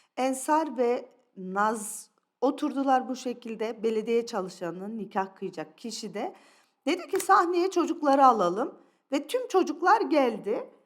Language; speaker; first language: Turkish; early bilingual, other home language; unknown